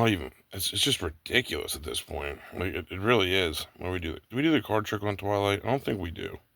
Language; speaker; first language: English; native; English